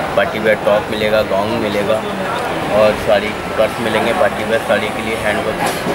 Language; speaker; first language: Hindi; native; Hindi